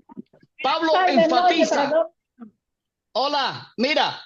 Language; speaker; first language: Spanish; native; Spanish